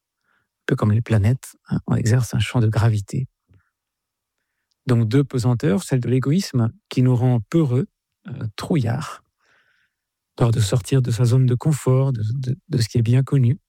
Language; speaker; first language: French; native; French